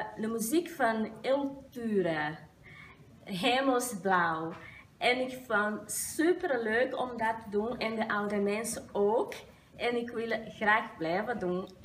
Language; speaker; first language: Dutch; non-native, learner; Portuguese